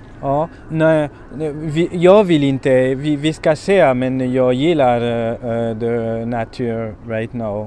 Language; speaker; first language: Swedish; non-native, learner; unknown